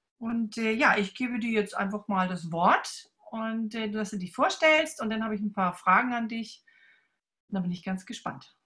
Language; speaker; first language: German; native; German